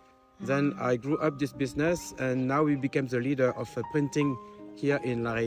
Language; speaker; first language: English; non-native, fluent; French